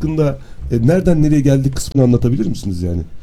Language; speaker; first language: Turkish; native; Turkish